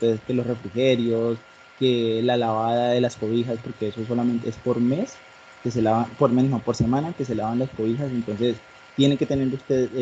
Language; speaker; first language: Spanish; native; Spanish